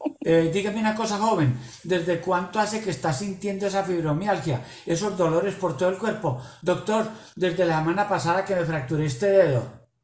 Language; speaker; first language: Spanish; native; Spanish